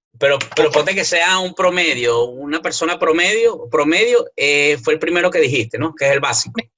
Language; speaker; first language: Spanish; native; Spanish